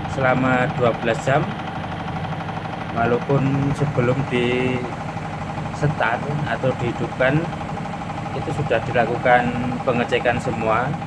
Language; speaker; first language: Indonesian; non-native, local second language; Javanese